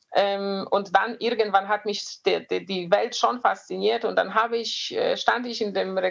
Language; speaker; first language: German; non-native, fluent; Polish